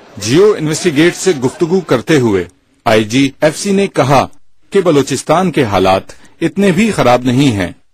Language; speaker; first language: Urdu; native; Urdu